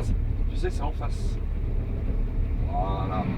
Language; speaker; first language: French; native; French